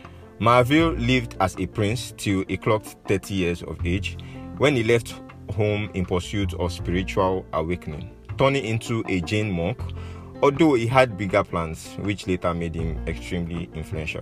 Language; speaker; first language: English; non-native, local second language; Yoruba